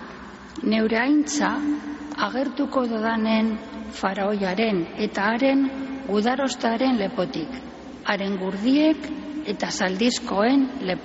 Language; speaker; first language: Basque; native; Basque